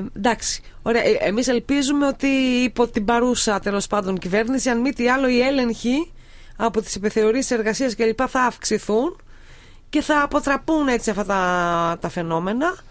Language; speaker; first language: Greek; native; Greek